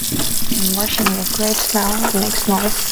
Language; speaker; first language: English; non-native, fluent; Dutch